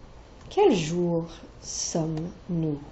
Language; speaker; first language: French; non-native, fluent; English